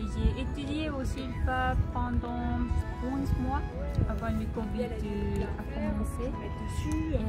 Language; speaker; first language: French; non-native, learner; Japanese